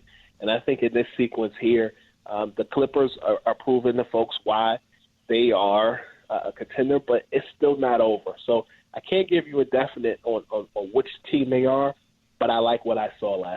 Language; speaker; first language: English; native; English